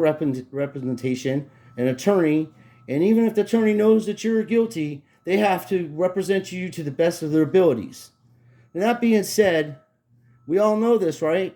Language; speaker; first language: English; native; English